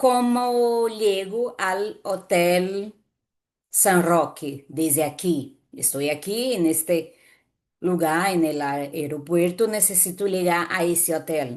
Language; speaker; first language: Spanish; non-native, fluent; Portuguese